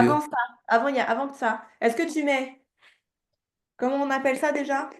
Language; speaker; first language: French; native; French